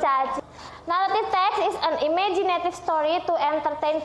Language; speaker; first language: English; non-native, learner; Indonesian